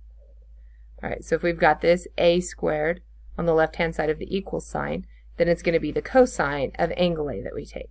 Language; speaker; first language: English; native; English